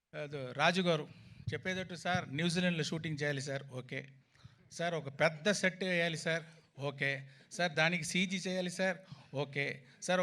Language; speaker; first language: Telugu; non-native, fluent; Tamil